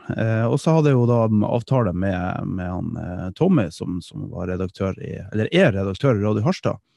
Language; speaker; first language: Norwegian; early bilingual, other home language; Dutch